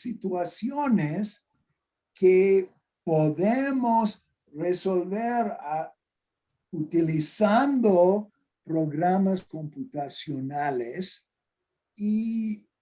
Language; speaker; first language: Spanish; non-native, fluent; English